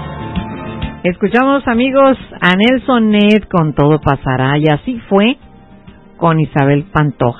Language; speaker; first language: Spanish; native; Spanish